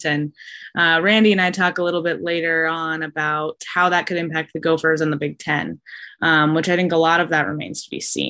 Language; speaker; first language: English; native; English